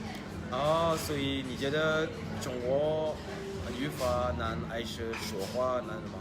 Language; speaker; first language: Chinese; non-native, learner; French